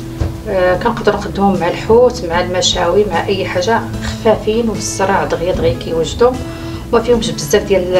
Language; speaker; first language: Arabic; native; Arabic